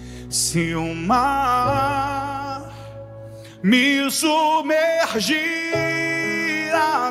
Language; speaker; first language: Portuguese; native; Portuguese